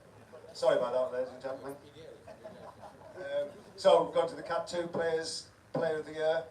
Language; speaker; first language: English; native; English